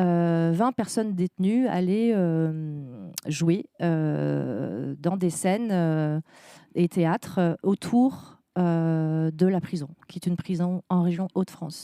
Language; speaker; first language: French; native; French